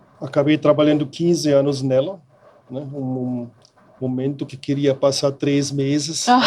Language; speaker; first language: Portuguese; non-native, fluent; German